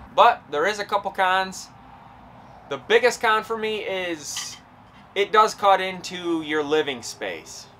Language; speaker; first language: English; native; English